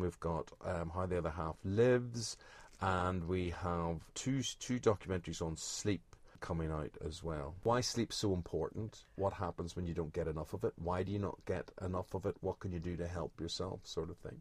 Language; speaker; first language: English; native; English